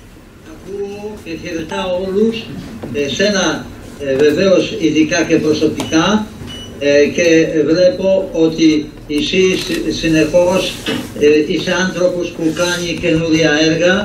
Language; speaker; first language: Greek; non-native, fluent; Polish